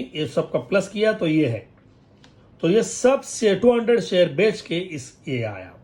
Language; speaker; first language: Hindi; non-native, local second language; Marathi